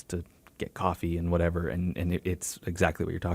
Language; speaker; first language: English; native; English